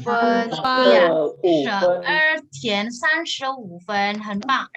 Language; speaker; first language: Chinese; non-native, fluent; Indonesian